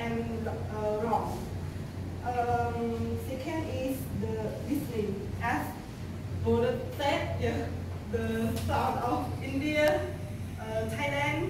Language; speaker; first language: English; non-native, learner; Khmer